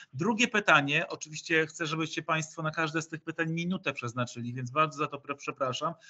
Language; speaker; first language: Polish; native; Polish